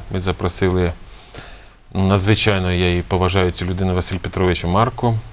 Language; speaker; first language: Ukrainian; native; Ukrainian